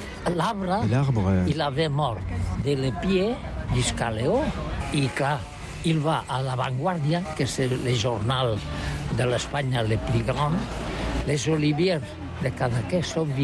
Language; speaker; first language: French; non-native, learner; Catalan